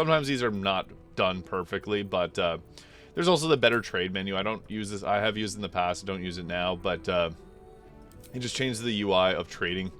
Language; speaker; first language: English; native; English